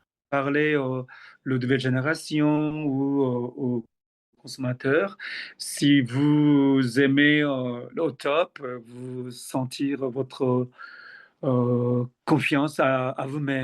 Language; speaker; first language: French; non-native, fluent; Korean